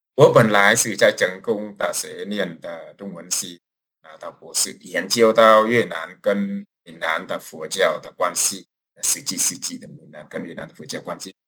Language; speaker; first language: Chinese; non-native, fluent; Vietnamese